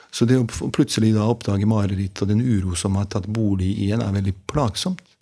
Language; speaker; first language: Norwegian; non-native, fluent; Bosnian